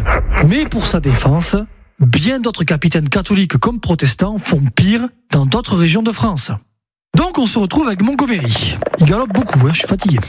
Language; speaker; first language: French; native; French